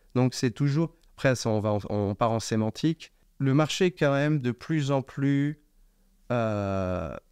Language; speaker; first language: French; native; French